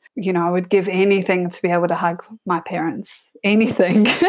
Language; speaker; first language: English; native; English